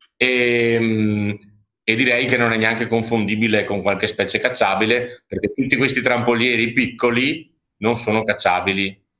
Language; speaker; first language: Italian; native; Italian